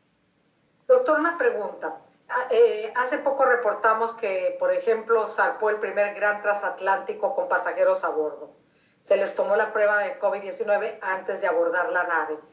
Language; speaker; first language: Spanish; native; Spanish